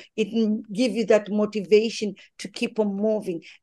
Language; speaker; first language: English; non-native, local second language; Swahili